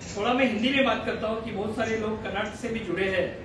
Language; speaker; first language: Hindi; non-native, local second language; Marathi